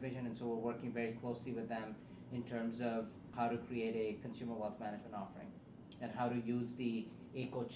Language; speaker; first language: English; non-native, local second language; Urdu